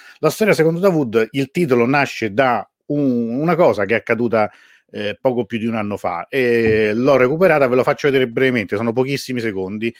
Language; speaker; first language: Italian; early bilingual, other home language; Persian